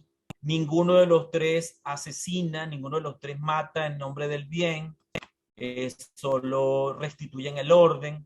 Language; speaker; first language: Spanish; native; Spanish